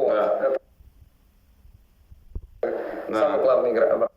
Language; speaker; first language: Russian; non-native, fluent; Italian